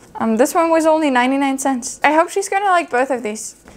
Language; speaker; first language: English; non-native, fluent; German